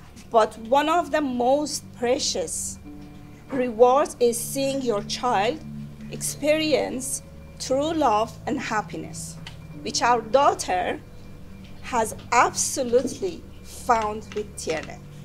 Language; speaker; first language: English; non-native, fluent; Persian